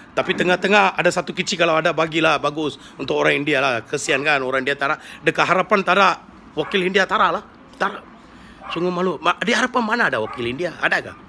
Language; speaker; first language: Malay; non-native, local second language; Tamil